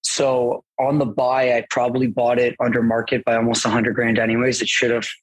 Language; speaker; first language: English; native; English